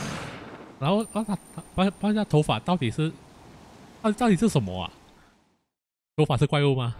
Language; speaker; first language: Chinese; native; Chinese